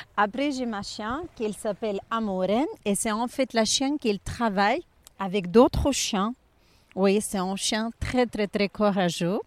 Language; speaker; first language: French; non-native, learner; Ukrainian